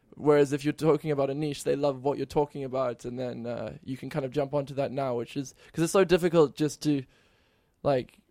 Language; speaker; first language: English; native; English